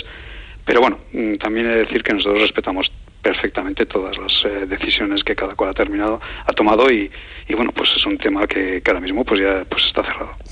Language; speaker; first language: Spanish; native; Spanish